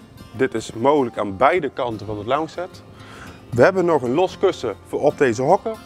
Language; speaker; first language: Dutch; native; Dutch